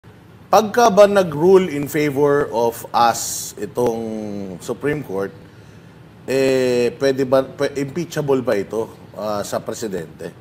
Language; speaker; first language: Filipino; native; Filipino